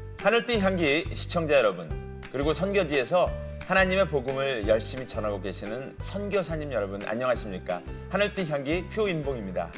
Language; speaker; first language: Korean; native; Korean